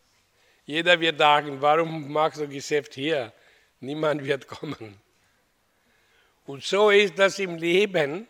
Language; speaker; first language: German; non-native, learner; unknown